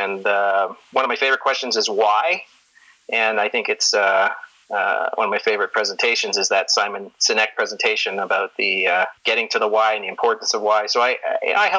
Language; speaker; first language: English; native; English